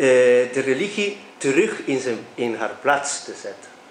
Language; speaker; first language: Dutch; non-native, fluent; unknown